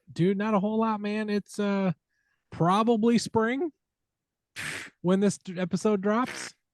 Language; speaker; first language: English; native; English